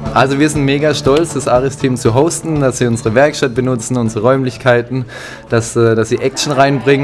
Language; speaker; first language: German; native; German